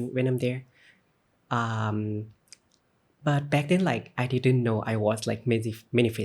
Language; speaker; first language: English; non-native, learner; Thai